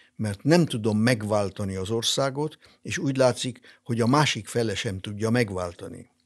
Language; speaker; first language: Hungarian; non-native, local second language; German